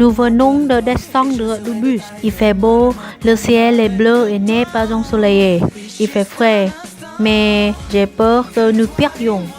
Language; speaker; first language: French; non-native, learner; Vietnamese